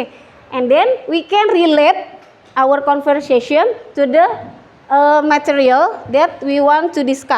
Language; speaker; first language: English; non-native, fluent; Indonesian